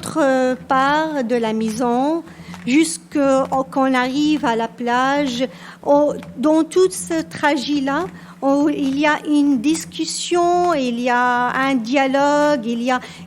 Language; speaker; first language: French; non-native, local second language; Berber languages